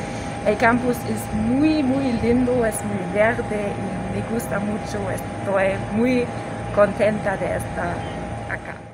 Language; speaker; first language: Spanish; non-native, learner; German